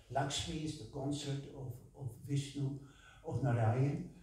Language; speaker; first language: English; non-native, fluent; Dutch